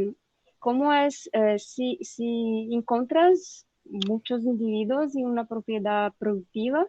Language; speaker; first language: Spanish; non-native, learner; Portuguese